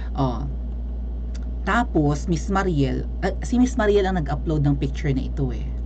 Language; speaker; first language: Filipino; non-native, local second language; Cebuano